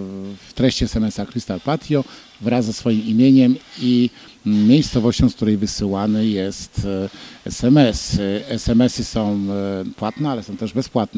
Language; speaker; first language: Polish; native; Polish